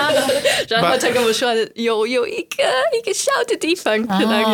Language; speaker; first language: Chinese; non-native, fluent; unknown